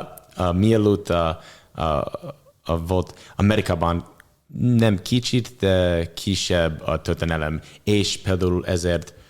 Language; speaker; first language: Hungarian; non-native, learner; English